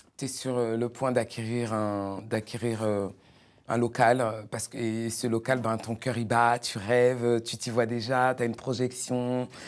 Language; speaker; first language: French; native; French